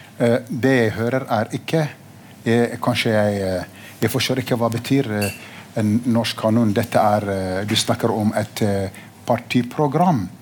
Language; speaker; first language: Norwegian; non-native, fluent; Arabic